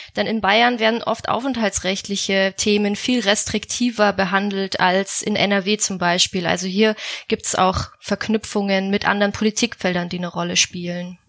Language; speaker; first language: German; native; German